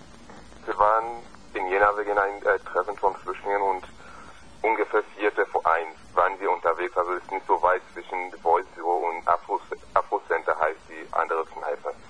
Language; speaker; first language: German; non-native, fluent; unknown